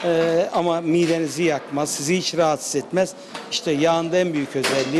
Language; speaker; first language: Turkish; native; Turkish